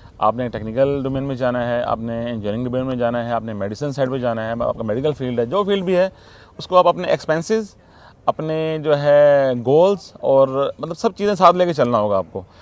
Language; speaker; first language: Urdu; non-native, local second language; Saraiki